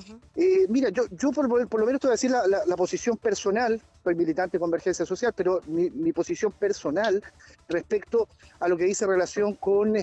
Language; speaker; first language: Spanish; native; Spanish